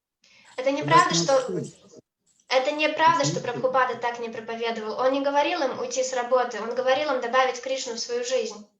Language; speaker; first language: Russian; native; Russian